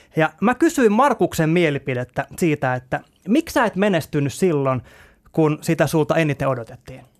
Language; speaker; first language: Finnish; native; Finnish